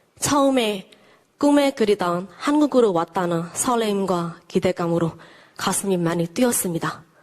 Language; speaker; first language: Korean; non-native, fluent; Burmese